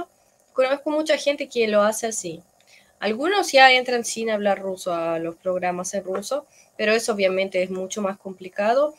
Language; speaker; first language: Spanish; non-native, fluent; Russian